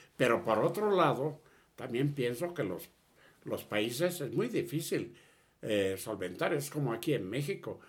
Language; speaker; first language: Spanish; early bilingual, other home language; Catalan